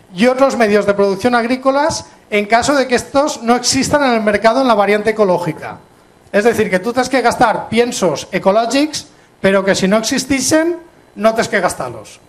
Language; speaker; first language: Spanish; non-native, local second language; Catalan